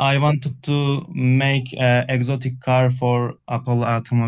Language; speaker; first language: English; non-native, learner; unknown